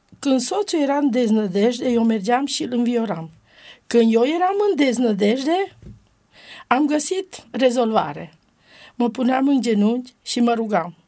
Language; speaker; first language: Romanian; non-native, local second language; Romany